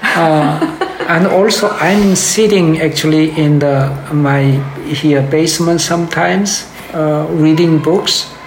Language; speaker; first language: English; early bilingual, other home language; Korean